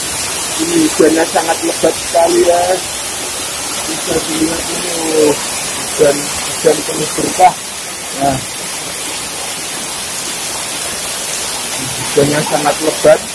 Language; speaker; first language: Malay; non-native, local second language; Javanese